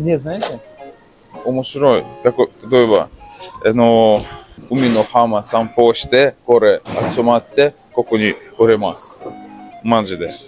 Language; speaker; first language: Japanese; non-native, learner; Russian